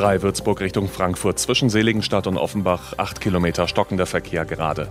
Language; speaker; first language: German; native; German